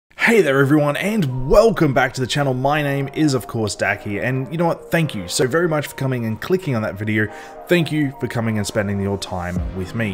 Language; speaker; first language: English; native; English